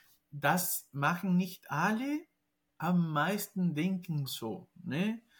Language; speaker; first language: German; non-native, fluent; Spanish